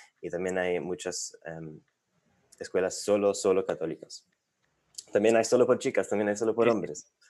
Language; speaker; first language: Spanish; non-native, fluent; English